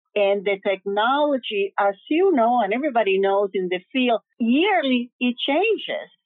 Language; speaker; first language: English; early bilingual, other home language; Spanish